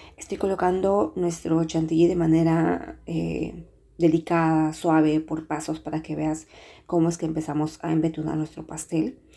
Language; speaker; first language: Spanish; native; Spanish